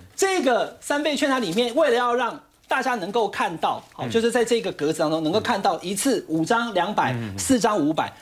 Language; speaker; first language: Chinese; native; Chinese